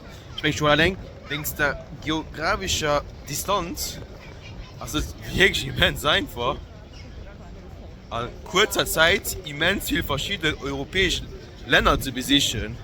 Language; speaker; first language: German; non-native, local second language; Luxembourgish